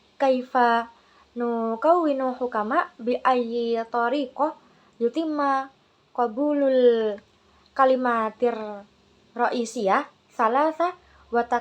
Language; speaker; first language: Arabic; non-native, learner; Indonesian